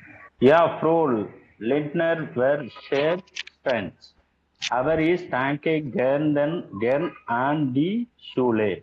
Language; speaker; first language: German; non-native, learner; Tamil